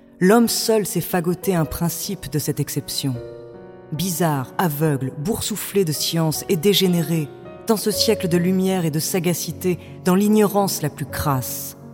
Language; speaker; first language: French; native; French